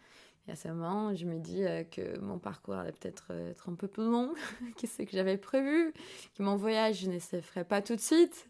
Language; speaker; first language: French; non-native, fluent; Portuguese